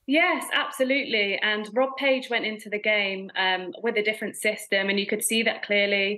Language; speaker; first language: English; native; English